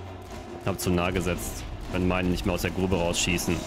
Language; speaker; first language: German; native; German